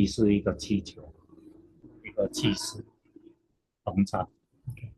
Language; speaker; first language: Chinese; native; Chinese